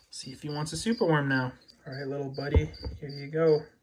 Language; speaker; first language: English; native; English